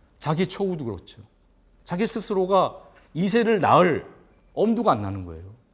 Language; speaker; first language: Korean; native; Korean